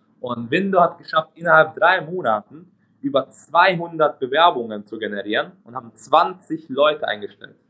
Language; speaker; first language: German; non-native, fluent; Hungarian